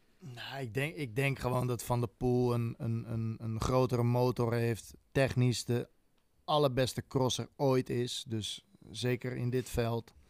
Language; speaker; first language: Dutch; native; Dutch